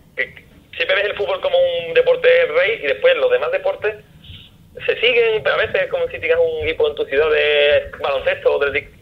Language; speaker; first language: Spanish; native; Spanish